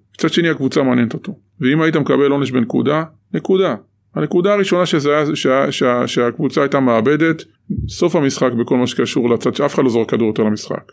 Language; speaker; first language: Hebrew; native; Hebrew